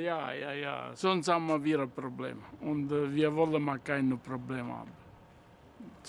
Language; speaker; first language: German; non-native, learner; Italian